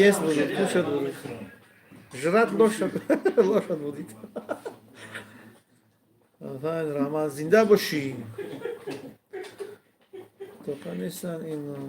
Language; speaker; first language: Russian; non-native, learner; Tajik